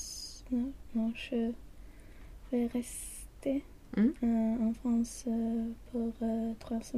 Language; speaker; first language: French; non-native, learner; Swedish